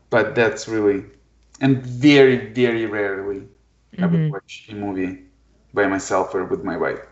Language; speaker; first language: English; non-native, fluent; Ukrainian